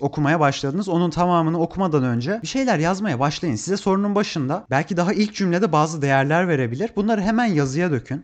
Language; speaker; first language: Turkish; native; Turkish